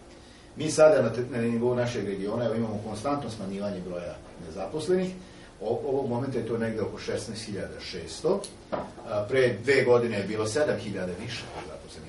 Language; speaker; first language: Serbian; native; Serbian